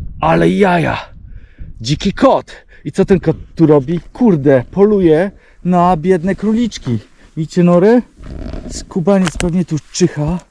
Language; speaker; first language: Polish; native; Polish